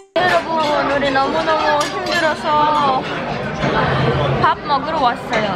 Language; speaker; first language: Korean; non-native, learner; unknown